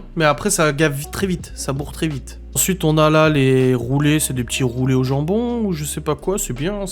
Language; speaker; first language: French; native; French